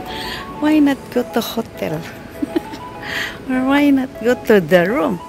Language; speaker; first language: English; non-native, local second language; Filipino